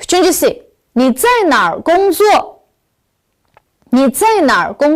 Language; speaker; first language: Chinese; non-native, local second language; Uyghur